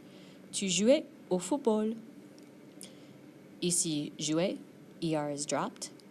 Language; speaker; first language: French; non-native, fluent; English